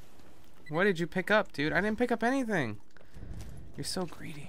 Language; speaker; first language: English; native; English